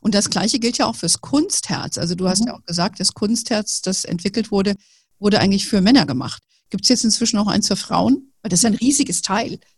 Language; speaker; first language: German; native; German